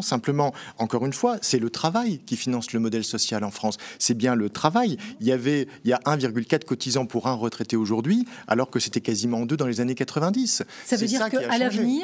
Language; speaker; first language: French; native; French